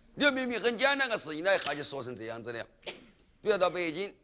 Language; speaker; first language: Chinese; native; Chinese